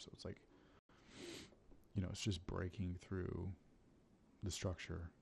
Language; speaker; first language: English; native; English